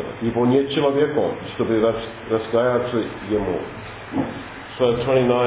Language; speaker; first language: Russian; non-native, learner; English